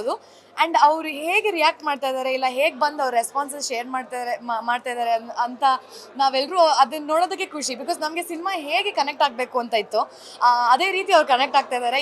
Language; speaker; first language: Kannada; native; Kannada